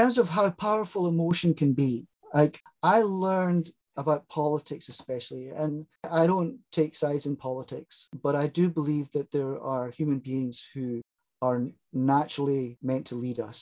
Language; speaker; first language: English; native; English